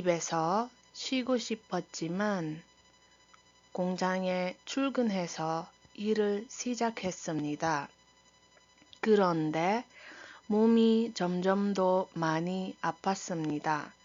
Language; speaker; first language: Korean; non-native, fluent; Iloko